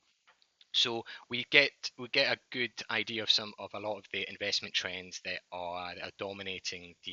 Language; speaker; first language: English; native; English